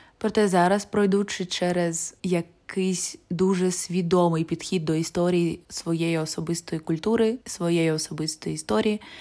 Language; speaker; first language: Ukrainian; non-native, local second language; Russian